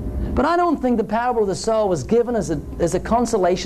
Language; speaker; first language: English; native; English